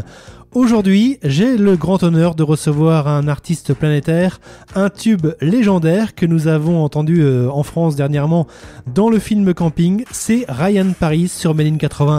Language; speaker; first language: French; native; French